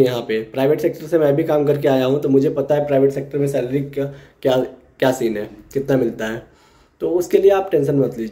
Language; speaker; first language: Hindi; native; Hindi